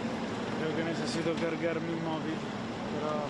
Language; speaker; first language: Spanish; non-native, fluent; Italian